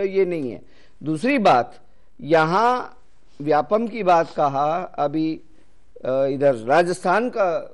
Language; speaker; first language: Hindi; non-native, local second language; Malayalam